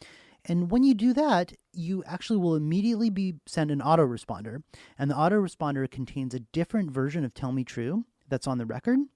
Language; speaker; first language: English; native; English